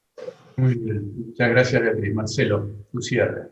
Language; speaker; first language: Spanish; native; Spanish